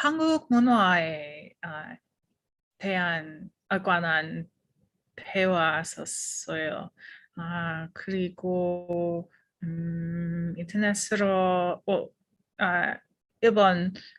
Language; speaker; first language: Korean; non-native, learner; English